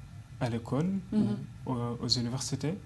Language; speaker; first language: French; non-native, fluent; Arabic